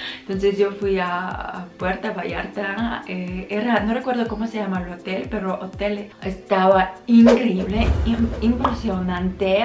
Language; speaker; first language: Spanish; non-native, fluent; Ukrainian